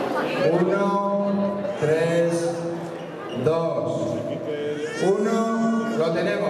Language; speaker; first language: Spanish; native; Spanish